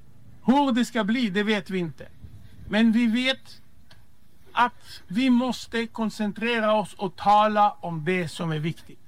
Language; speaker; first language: Swedish; non-native, fluent; Hebrew